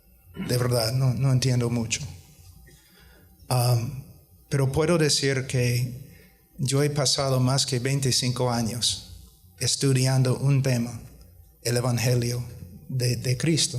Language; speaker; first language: Spanish; non-native, fluent; English